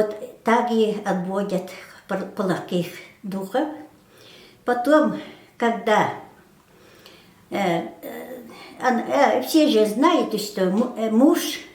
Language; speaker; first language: Russian; non-native, local second language; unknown